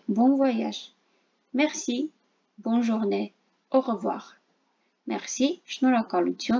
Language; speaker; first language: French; non-native, fluent; Armenian